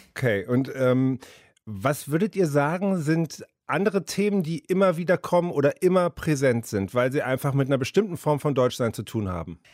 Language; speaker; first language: German; native; German